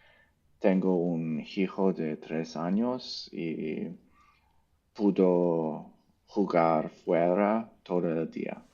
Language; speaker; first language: Spanish; non-native, learner; English